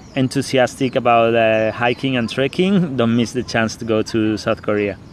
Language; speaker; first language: English; non-native, fluent; Spanish